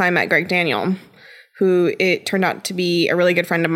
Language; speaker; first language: English; native; English